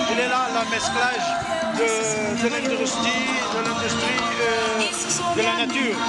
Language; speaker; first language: French; non-native, fluent; Portuguese